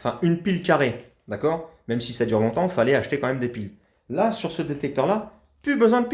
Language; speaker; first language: French; native; French